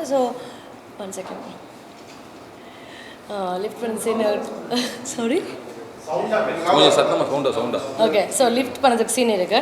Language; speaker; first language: Tamil; non-native, learner; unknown